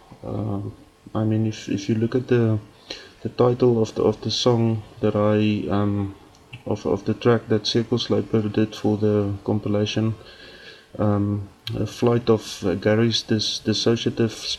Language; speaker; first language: English; non-native, local second language; Afrikaans